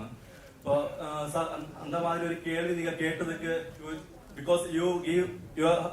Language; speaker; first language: Tamil; non-native, local second language; Malayalam